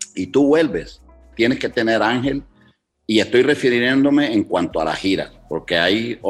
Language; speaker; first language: Spanish; native; Spanish